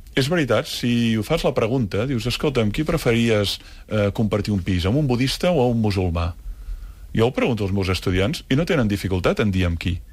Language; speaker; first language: Catalan; native; Catalan